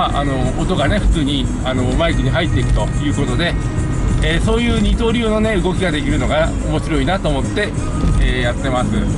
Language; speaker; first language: Japanese; native; Japanese